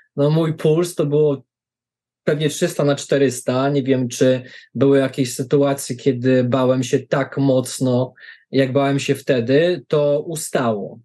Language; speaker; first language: Polish; native; Polish